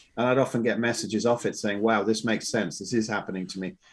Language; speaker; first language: English; native; English